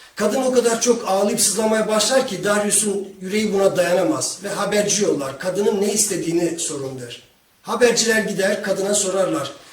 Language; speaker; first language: Turkish; non-native, local second language; Kurdish